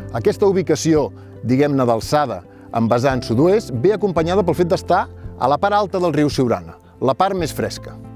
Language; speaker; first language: Catalan; native; Catalan